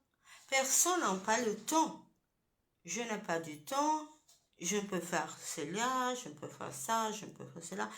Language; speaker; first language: French; non-native, fluent; Italian